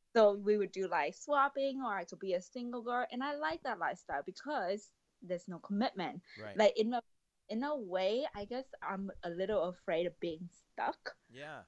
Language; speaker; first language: English; non-native, fluent; Vietnamese